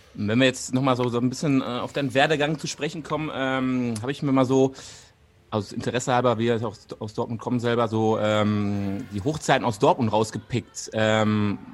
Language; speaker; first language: German; native; German